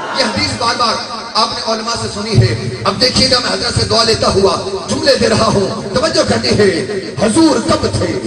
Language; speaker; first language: Urdu; non-native, local second language; Punjabi